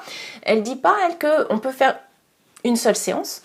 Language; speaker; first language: French; native; French